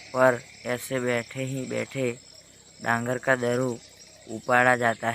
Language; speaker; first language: Hindi; non-native, local second language; Gujarati